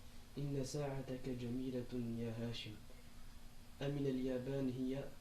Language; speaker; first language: Arabic; non-native, learner; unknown